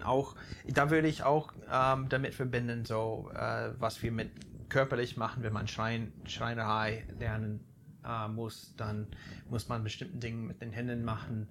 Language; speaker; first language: German; non-native, fluent; English